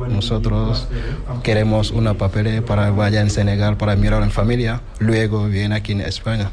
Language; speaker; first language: Spanish; non-native, learner; Wolof